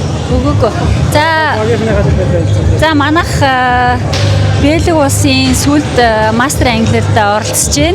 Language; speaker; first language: Mongolian; native; Mongolian